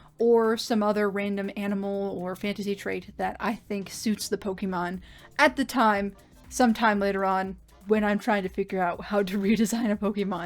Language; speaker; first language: English; native; English